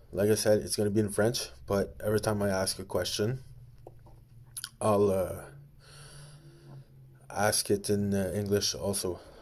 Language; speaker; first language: English; early bilingual, other home language; French